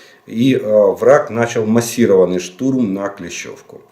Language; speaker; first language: Russian; native; Russian